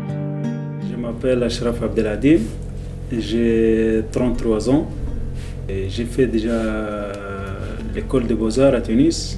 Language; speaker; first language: French; non-native, local second language; Arabic